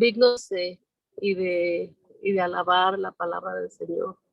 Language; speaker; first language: Spanish; native; Spanish